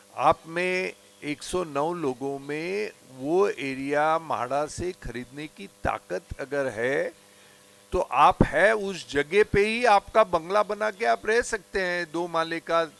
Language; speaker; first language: Hindi; non-native, local second language; Marathi